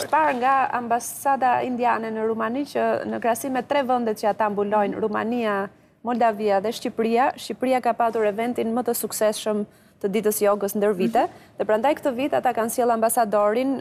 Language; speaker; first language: Albanian; native; Albanian